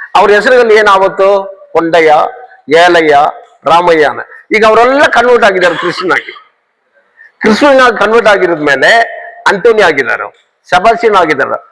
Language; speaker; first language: Kannada; non-native, local second language; Tamil